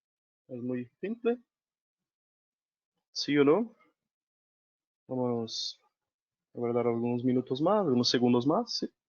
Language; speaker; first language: Spanish; non-native, local second language; Portuguese